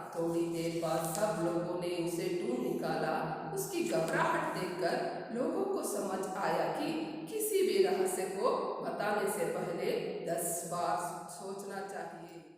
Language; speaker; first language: Hindi; non-native, local second language; Kannada